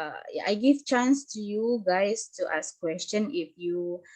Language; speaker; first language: English; non-native, fluent; Indonesian